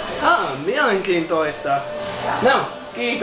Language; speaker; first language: Finnish; non-native, learner; English